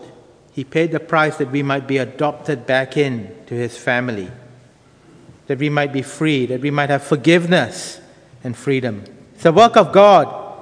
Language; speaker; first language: English; native; English